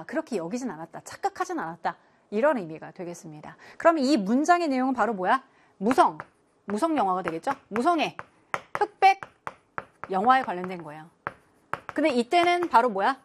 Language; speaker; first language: Korean; native; Korean